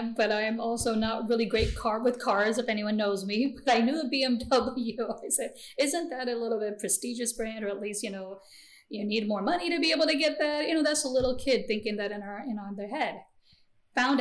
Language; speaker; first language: English; early bilingual, other home language; Gujarati